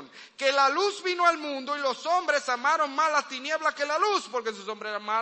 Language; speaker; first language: Spanish; native; Spanish